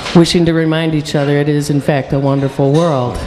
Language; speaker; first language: English; native; English